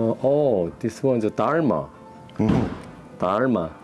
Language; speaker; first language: English; non-native, learner; Korean